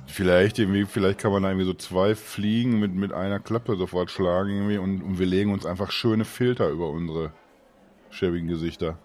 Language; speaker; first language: German; native; German